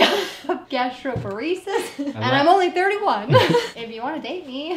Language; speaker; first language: English; native; English